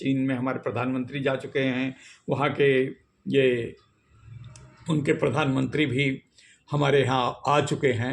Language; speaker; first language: Hindi; native; Hindi